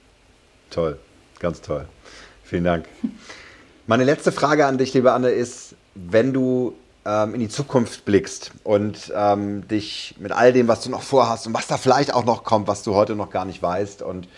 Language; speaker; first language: German; native; German